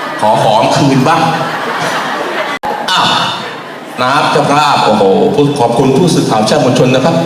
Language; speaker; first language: Thai; native; Thai